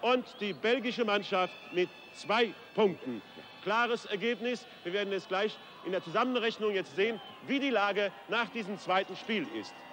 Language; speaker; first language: German; native; German